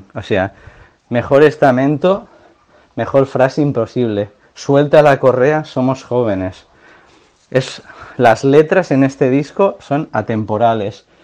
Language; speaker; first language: Spanish; native; Spanish